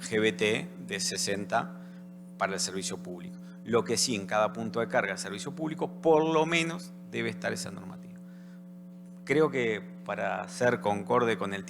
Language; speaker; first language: Spanish; native; Spanish